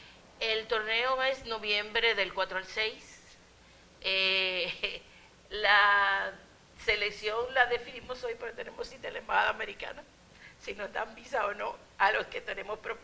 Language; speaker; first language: Spanish; native; Spanish